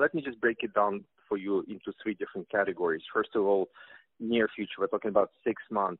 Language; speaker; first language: English; non-native, fluent; Russian